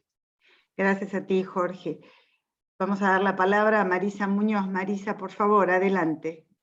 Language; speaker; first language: Spanish; native; Spanish